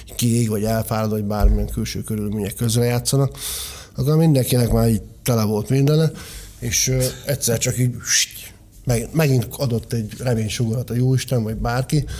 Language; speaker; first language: Hungarian; native; Hungarian